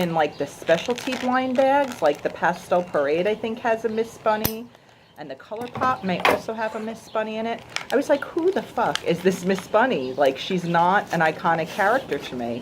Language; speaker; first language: English; native; English